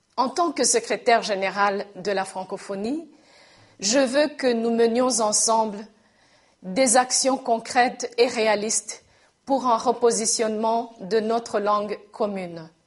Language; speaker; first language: French; non-native, local second language; Kinyarwanda